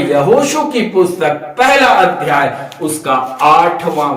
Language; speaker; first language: Hindi; native; Hindi